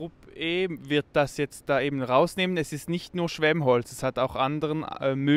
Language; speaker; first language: German; native; German